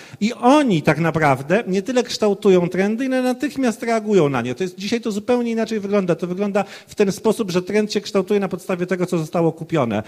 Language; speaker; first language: Polish; native; Polish